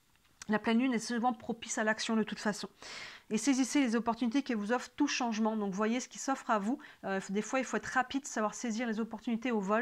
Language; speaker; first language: French; native; French